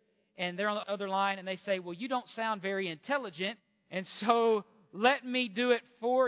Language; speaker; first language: English; native; English